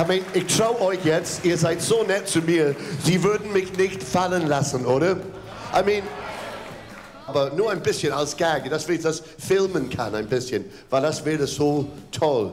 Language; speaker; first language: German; non-native, fluent; English